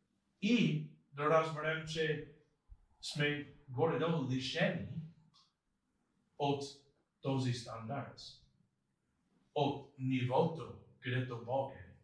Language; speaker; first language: Bulgarian; non-native, fluent; English